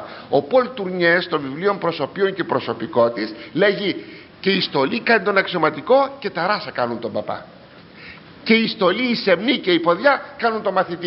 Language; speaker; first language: Greek; native; Greek